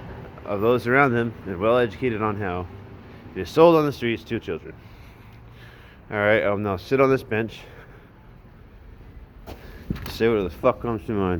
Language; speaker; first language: English; native; English